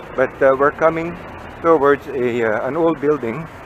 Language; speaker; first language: English; non-native, local second language; Filipino